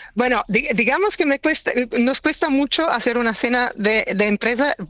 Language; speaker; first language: Spanish; non-native, fluent; Italian